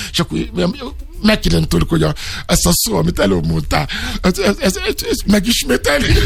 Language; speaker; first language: Hungarian; non-native, fluent; Yoruba